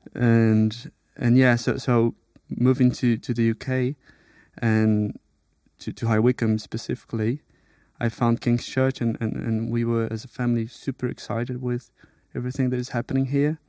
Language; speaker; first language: English; non-native, fluent; Portuguese